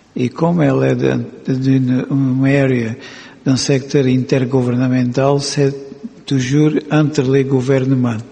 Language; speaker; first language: French; non-native, fluent; Portuguese